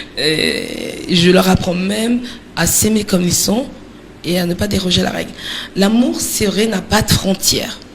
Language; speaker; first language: French; native; French